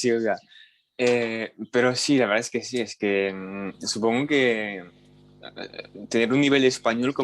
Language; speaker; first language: Spanish; non-native, fluent; French